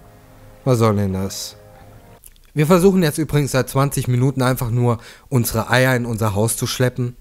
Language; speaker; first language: German; native; German